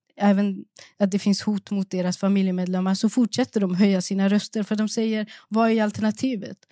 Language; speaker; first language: Swedish; early bilingual, other home language; Persian